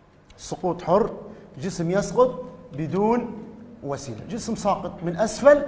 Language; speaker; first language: Arabic; native; Arabic